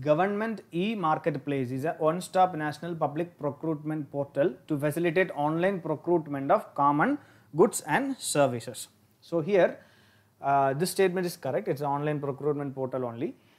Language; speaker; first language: English; non-native, local second language; Tamil